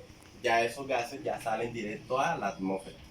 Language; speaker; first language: Spanish; native; Spanish